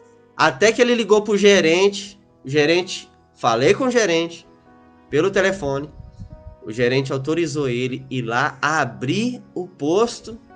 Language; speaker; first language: Portuguese; native; Portuguese